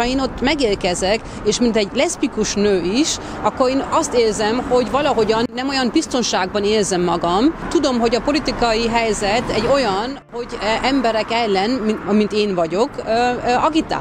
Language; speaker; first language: Hungarian; early bilingual, heritage; Hungarian